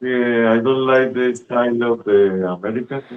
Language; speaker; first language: English; non-native, learner; Spanish